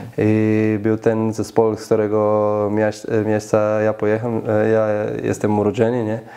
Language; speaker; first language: Polish; non-native, learner; Slovenian